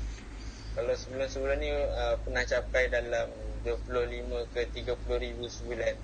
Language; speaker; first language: Malay; native; Malay